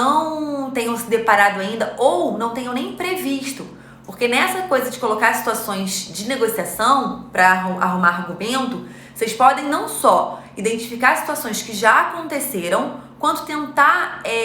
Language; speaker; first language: Portuguese; native; Portuguese